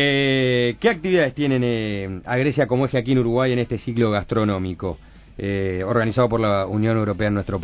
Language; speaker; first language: Spanish; native; Spanish